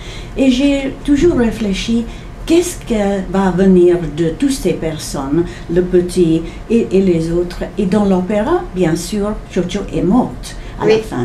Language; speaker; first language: French; non-native, fluent; English